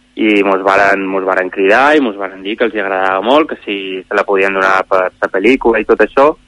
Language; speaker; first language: Catalan; native; Catalan